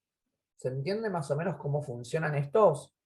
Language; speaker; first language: Spanish; native; Spanish